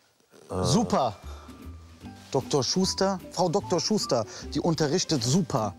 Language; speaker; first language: German; native; German